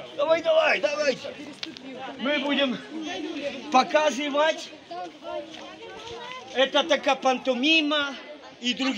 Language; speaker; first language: Russian; non-native, learner; Polish